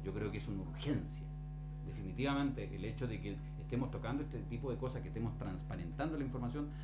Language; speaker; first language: Spanish; native; Spanish